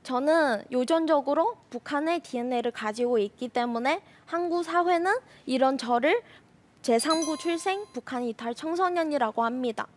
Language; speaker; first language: Korean; non-native, fluent; Chinese